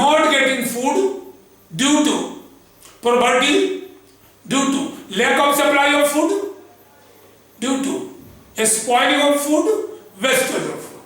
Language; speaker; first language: English; non-native, local second language; Hindi